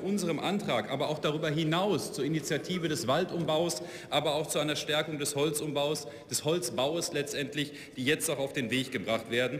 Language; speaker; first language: German; native; German